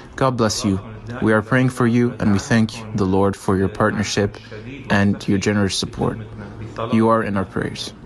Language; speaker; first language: English; non-native, fluent; Arabic